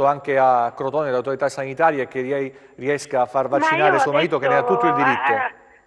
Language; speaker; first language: Italian; native; Italian